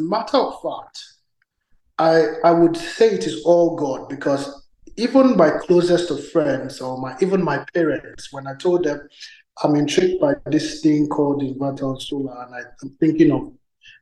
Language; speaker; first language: English; non-native, local second language; Yoruba